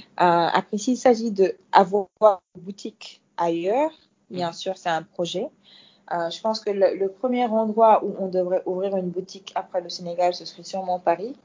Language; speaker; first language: French; non-native, local second language; Fula